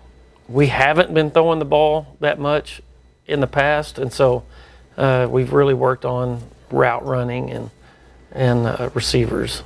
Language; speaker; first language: English; native; English